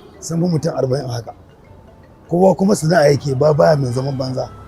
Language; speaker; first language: Hausa; native; Hausa